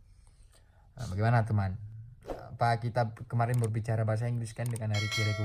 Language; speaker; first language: Indonesian; non-native, local second language; Achinese